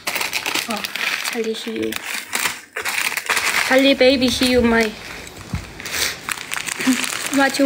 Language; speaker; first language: English; non-native, learner; Korean